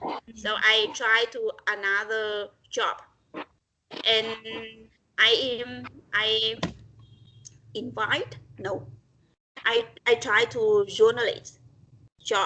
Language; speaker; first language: English; non-native, learner; Vietnamese